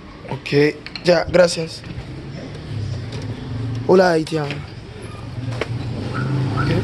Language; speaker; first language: Spanish; non-native, learner; Haitian Creole